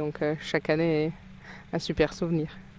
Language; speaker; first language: French; non-native, fluent; Dutch